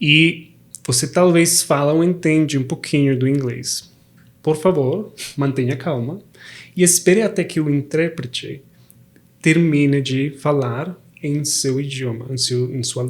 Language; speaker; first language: Portuguese; non-native, fluent; Spanish